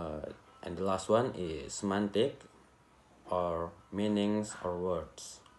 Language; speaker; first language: English; non-native, learner; Indonesian